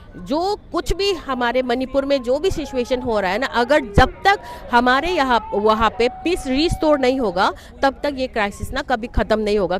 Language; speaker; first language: Hindi; non-native, local second language; Manipuri